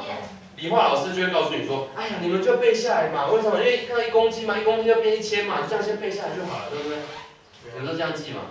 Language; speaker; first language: Chinese; native; Chinese